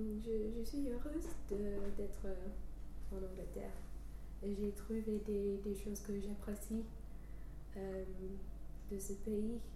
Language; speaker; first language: French; non-native, fluent; English